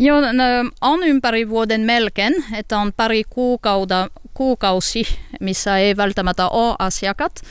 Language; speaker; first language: Finnish; non-native, learner; French